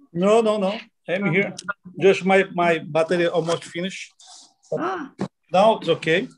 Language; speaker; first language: English; non-native, learner; Portuguese